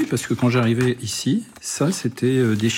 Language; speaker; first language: French; early bilingual, other home language; Arabic